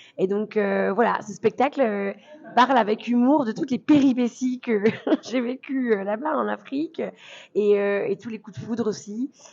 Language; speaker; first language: French; early bilingual, other home language; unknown